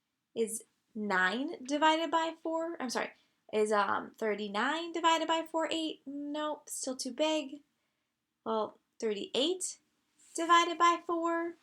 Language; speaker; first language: English; native; English